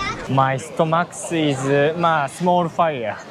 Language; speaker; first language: English; non-native, learner; Japanese